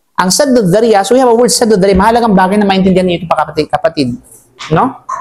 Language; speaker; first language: Filipino; native; Filipino